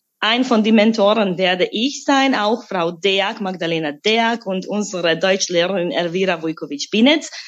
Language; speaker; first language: German; non-native, fluent; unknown